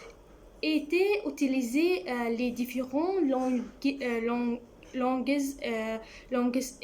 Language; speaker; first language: French; non-native, learner; Arabic